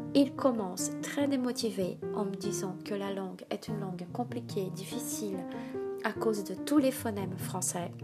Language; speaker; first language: French; non-native, fluent; Portuguese